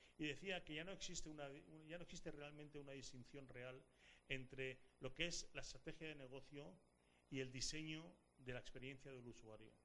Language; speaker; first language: Spanish; native; Spanish